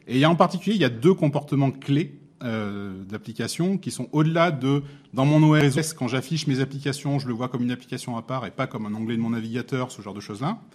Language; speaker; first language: French; native; French